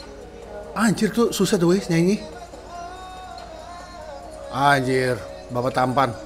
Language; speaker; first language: Indonesian; native; Indonesian